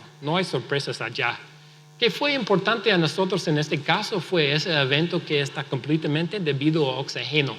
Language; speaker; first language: Spanish; non-native, fluent; English